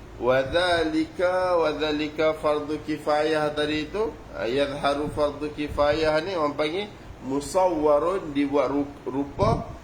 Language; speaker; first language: Malay; native; Malay